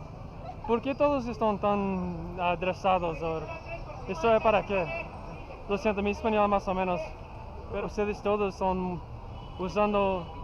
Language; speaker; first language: Spanish; non-native, learner; English